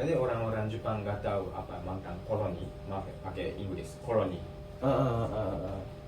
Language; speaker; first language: Indonesian; non-native, learner; Japanese